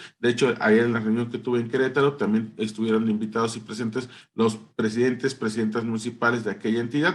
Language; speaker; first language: Spanish; native; Spanish